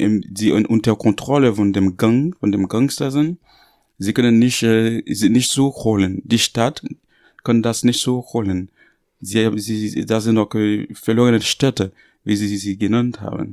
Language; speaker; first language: German; non-native, learner; Haitian Creole